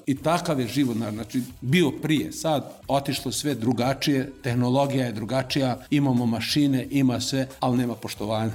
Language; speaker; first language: Serbian; non-native, local second language; Macedonian